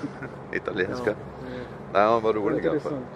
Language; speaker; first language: Swedish; native; Swedish